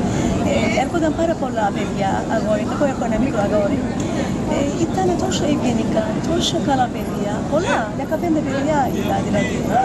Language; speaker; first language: Greek; non-native, learner; Turkish